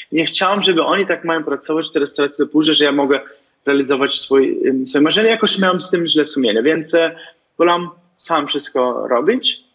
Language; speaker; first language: Polish; non-native, fluent; Italian